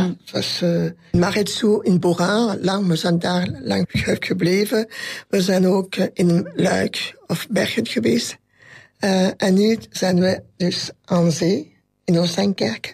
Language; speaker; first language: Dutch; non-native, local second language; French